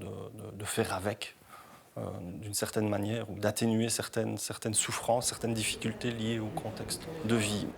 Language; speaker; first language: French; native; French